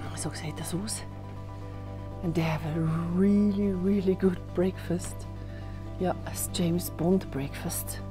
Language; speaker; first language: English; non-native, fluent; German